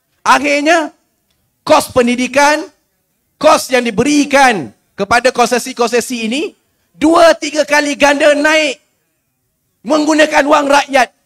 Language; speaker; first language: Malay; native; Malay